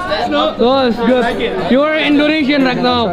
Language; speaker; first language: English; non-native, learner; Indonesian